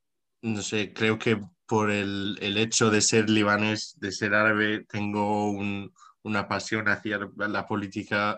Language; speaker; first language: Spanish; non-native, local second language; Arabic